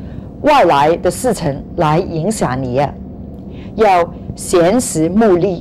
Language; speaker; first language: Chinese; non-native, local second language; Cantonese